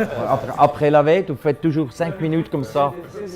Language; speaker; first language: French; non-native, local second language; German